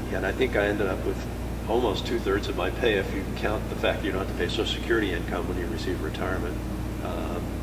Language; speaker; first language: English; native; English